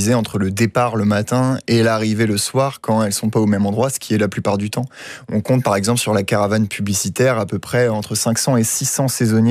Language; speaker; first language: French; native; French